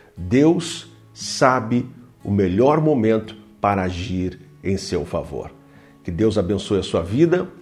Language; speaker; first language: Portuguese; native; Portuguese